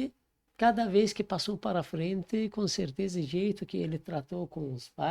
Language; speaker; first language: Portuguese; non-native, learner; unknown